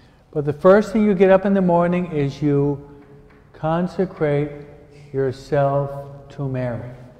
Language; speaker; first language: English; native; English